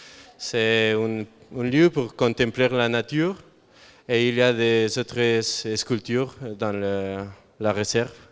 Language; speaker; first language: French; non-native, learner; Spanish